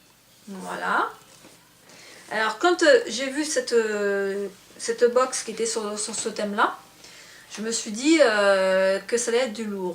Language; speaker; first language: French; native; French